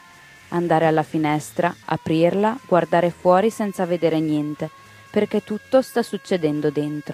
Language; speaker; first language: Italian; native; Italian